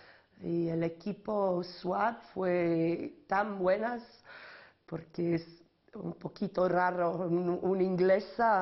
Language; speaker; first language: Spanish; non-native, learner; English